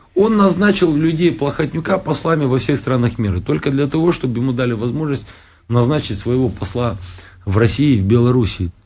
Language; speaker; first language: Russian; non-native, local second language; Romanian